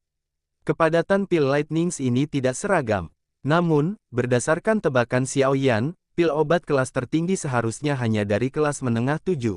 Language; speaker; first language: Indonesian; native; Indonesian